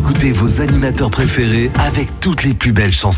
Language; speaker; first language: French; native; French